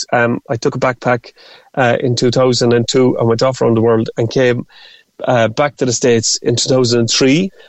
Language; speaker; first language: English; native; English